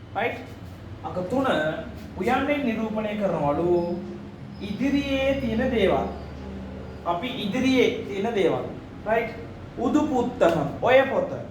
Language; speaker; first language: Sinhala; non-native, local second language; Tamil